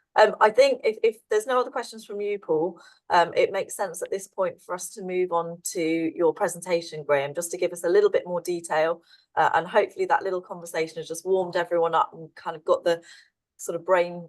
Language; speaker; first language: English; native; English